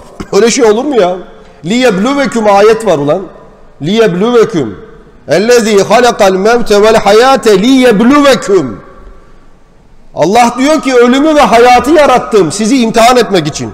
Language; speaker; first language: Turkish; native; Turkish